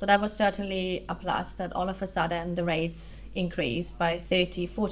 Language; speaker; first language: English; non-native, fluent; German